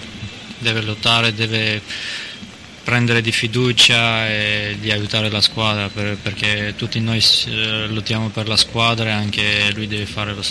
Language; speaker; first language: Italian; non-native, fluent; Armenian